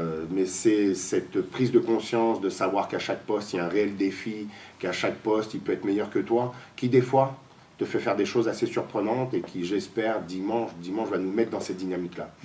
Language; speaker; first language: French; native; French